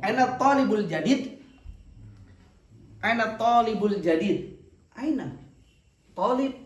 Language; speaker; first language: Arabic; non-native, fluent; Indonesian